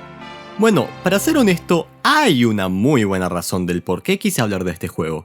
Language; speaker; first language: Spanish; native; Spanish